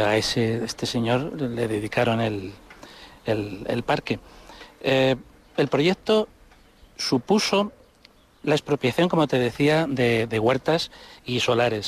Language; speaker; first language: Spanish; native; Spanish